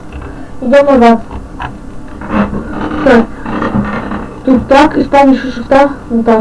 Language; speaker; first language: Russian; native; Russian